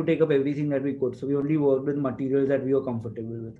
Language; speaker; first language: English; non-native, local second language; Gujarati